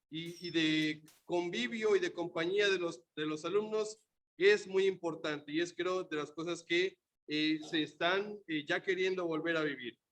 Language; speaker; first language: Spanish; native; Spanish